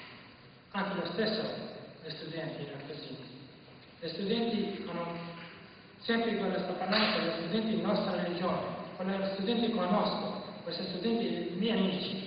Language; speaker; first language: Italian; non-native, learner; Kurdish